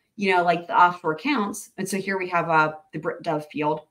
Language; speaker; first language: English; native; English